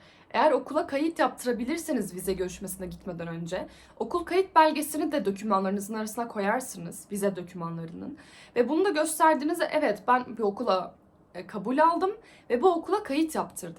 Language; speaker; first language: Turkish; native; Turkish